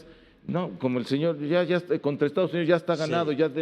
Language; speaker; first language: Spanish; native; Spanish